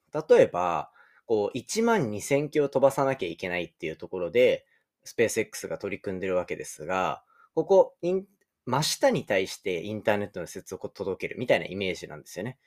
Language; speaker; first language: Japanese; native; Japanese